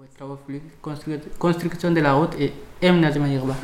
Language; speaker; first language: French; non-native, learner; Fula